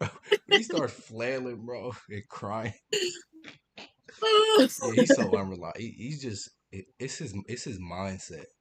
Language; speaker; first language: English; native; English